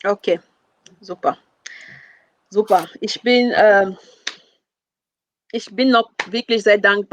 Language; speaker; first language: German; non-native, fluent; French